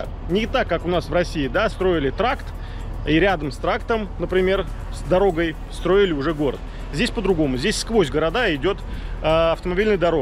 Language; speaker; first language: Russian; native; Russian